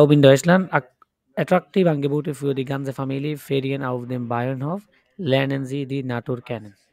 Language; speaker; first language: German; non-native, fluent; Bangla